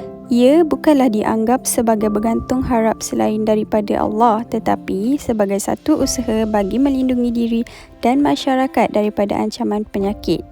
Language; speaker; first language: Malay; native; Malay